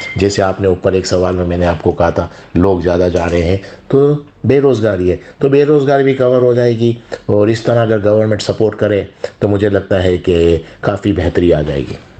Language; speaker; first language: Urdu; non-native, local second language; Sindhi